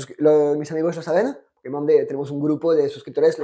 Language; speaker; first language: Spanish; non-native, fluent; French